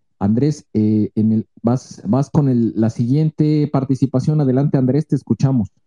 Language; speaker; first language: Spanish; native; Spanish